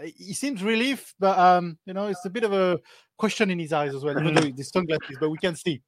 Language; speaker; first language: English; non-native, fluent; French